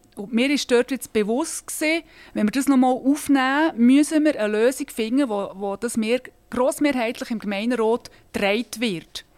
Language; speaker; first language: German; native; German